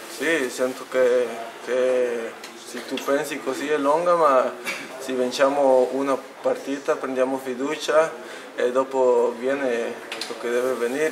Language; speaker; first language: Italian; non-native, fluent; Spanish